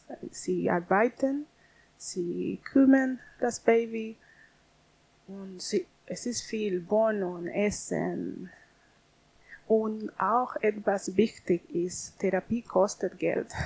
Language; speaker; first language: German; non-native, learner; Spanish